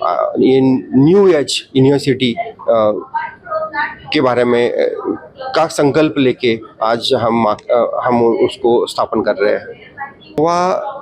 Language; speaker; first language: Hindi; non-native, local second language; Marathi